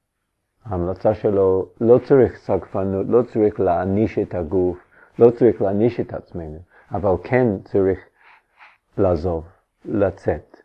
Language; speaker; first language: Hebrew; non-native, fluent; English